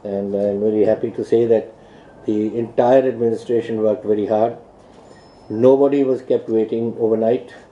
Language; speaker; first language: English; non-native, local second language; Punjabi